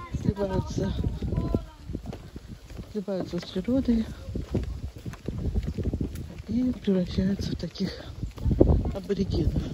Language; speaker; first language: Russian; native; Russian